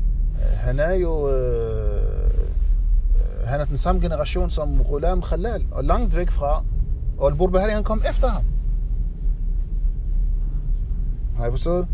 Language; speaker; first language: Danish; non-native, fluent; Arabic